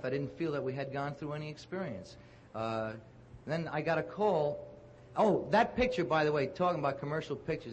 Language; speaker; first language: English; native; English